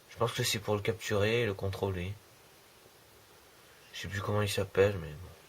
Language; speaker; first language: French; native; French